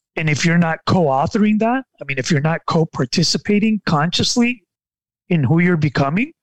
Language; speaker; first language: English; non-native, fluent; Spanish